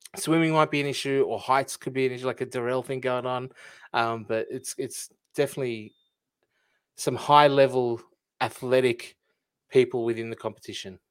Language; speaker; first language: English; early bilingual, other home language; Filipino